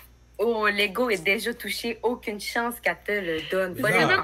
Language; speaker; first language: French; native; French